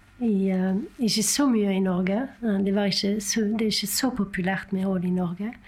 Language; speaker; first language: Norwegian; non-native, fluent; French